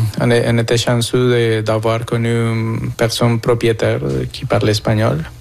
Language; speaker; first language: French; non-native, fluent; Spanish